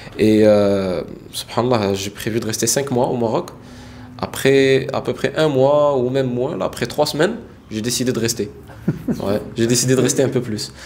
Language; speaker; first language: French; early bilingual, other home language; Arabic